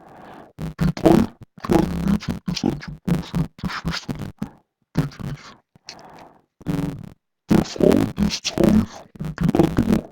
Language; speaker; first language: German; non-native, learner; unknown